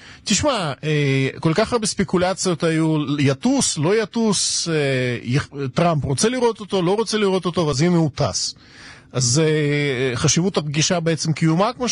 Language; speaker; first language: Hebrew; non-native, fluent; Russian